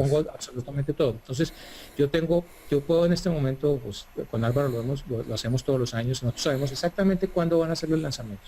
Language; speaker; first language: Spanish; native; Spanish